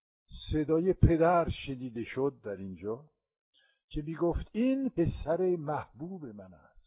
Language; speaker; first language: Persian; non-native, fluent; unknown